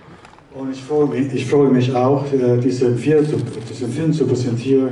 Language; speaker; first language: German; early bilingual, heritage; Italian